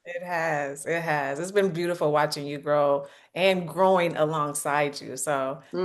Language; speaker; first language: English; native; English